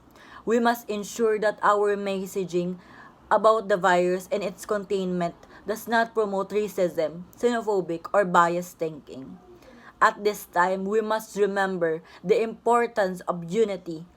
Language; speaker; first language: English; non-native, local second language; Filipino